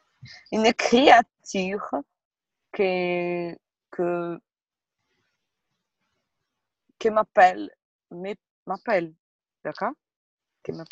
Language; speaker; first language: French; non-native, learner; Portuguese